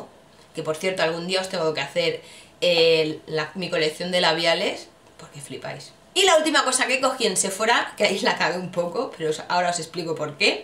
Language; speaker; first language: Spanish; native; Spanish